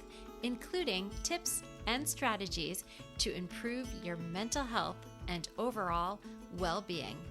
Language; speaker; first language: English; native; English